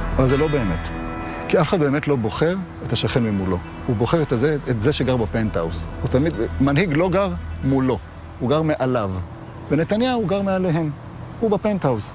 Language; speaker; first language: Hebrew; native; Hebrew